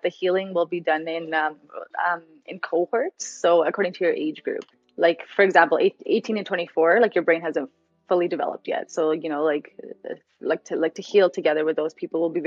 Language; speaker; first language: English; native; English